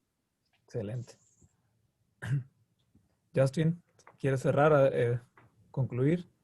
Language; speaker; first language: Spanish; native; Spanish